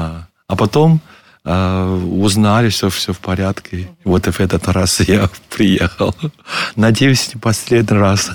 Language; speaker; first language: Russian; non-native, learner; Chinese